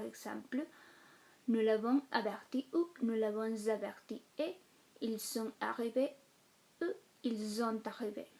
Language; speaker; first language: French; non-native, fluent; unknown